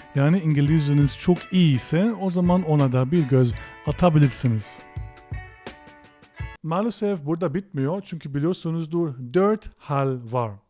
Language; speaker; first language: Turkish; non-native, fluent; German